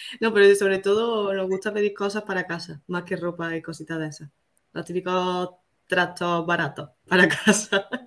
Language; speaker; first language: Spanish; native; Spanish